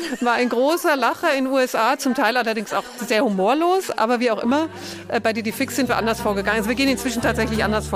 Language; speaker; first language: German; native; German